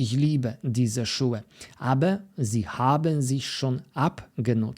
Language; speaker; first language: German; non-native, fluent; Polish